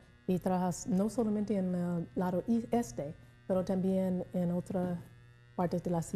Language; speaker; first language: Spanish; non-native, learner; English